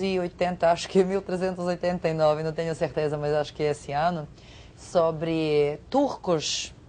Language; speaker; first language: Portuguese; non-native, fluent; Serbian